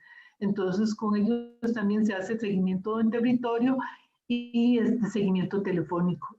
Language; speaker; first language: Spanish; native; Spanish